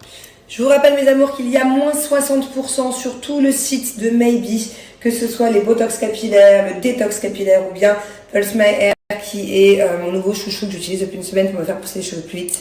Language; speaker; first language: French; native; French